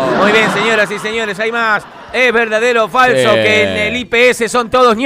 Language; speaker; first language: Spanish; native; Spanish